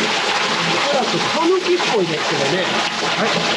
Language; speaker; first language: Japanese; native; Japanese